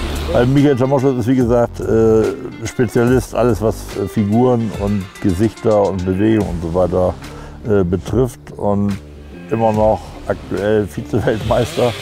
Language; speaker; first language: German; native; German